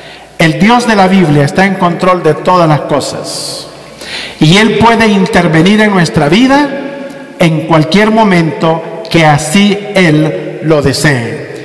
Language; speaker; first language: Spanish; native; Spanish